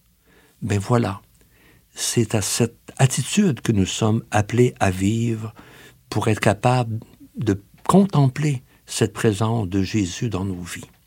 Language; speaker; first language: French; native; French